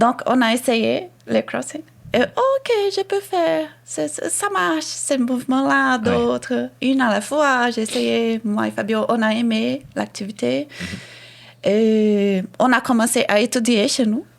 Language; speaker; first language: French; non-native, fluent; Portuguese